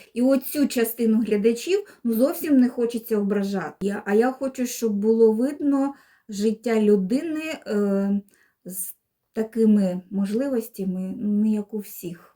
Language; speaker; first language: Ukrainian; non-native, local second language; Russian